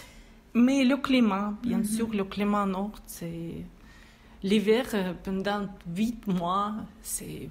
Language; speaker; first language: French; non-native, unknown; Russian